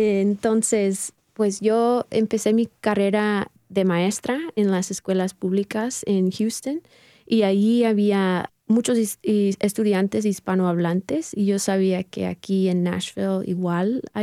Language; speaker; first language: Spanish; non-native, fluent; English